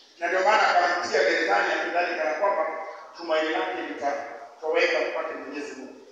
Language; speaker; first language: Swahili; non-native, local second language; Luo (Kenya and Tanzania)